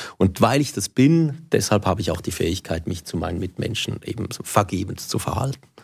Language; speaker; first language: German; native; German